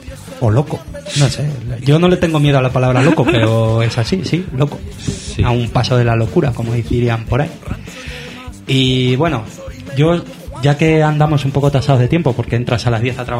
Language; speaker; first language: Spanish; native; Spanish